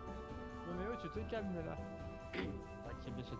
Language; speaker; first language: French; native; French